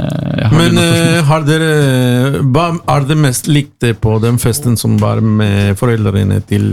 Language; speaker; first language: Norwegian; non-native, learner; Spanish